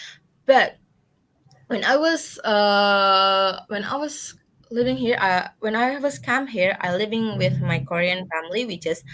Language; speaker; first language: English; non-native, learner; Indonesian